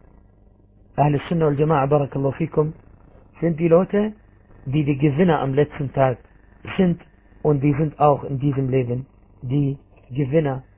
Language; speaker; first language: German; non-native, fluent; Arabic